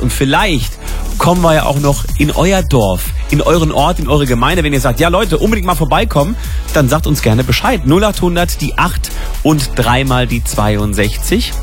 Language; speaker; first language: German; native; German